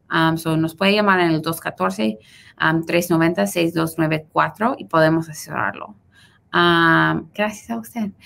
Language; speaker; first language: Spanish; early bilingual, heritage; Spanish